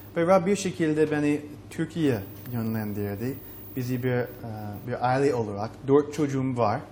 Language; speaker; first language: Turkish; non-native, fluent; English